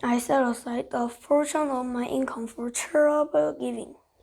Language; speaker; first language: English; non-native, fluent; Korean